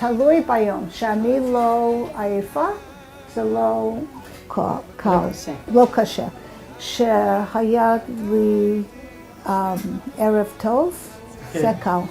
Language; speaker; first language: Hebrew; non-native, learner; English